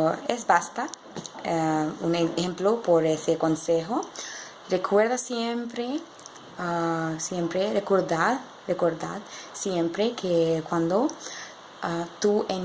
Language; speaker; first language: Spanish; non-native, learner; English